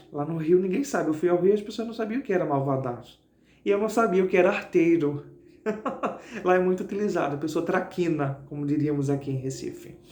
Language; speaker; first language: Portuguese; native; Portuguese